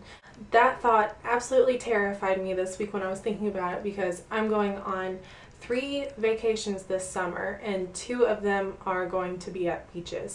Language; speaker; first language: English; native; English